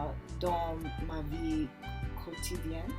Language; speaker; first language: French; non-native, learner; English